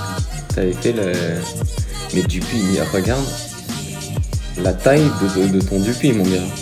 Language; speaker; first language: French; native; French